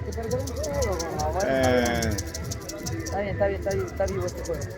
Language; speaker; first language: Spanish; native; Spanish